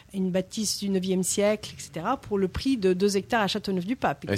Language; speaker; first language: French; non-native, fluent; English